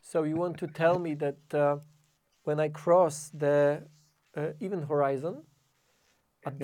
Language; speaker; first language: English; non-native, fluent; Polish